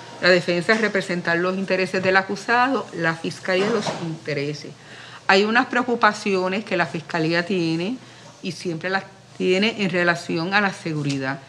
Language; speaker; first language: Spanish; native; Spanish